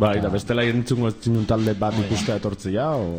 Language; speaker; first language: Basque; native; Basque